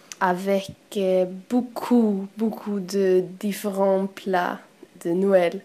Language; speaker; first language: French; non-native, learner; Swedish